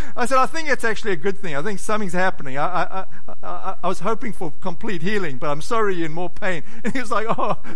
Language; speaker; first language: English; native; English